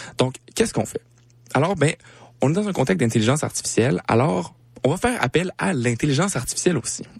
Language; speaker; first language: French; native; French